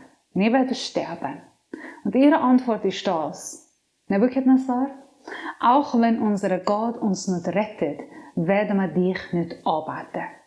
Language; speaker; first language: German; non-native, fluent; Persian